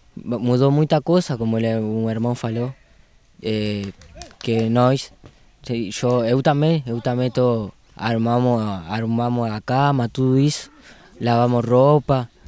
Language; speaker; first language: Portuguese; non-native, learner; Spanish